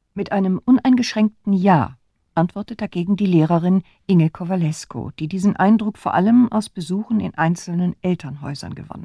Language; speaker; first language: German; native; German